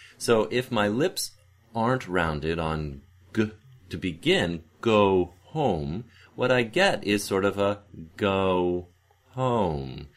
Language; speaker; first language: English; native; English